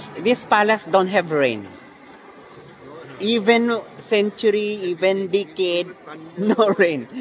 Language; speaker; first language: English; non-native, learner; Filipino